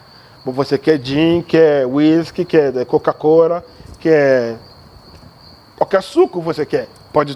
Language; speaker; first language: Portuguese; non-native, learner; Yoruba